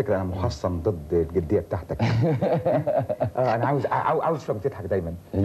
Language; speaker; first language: Arabic; native; Arabic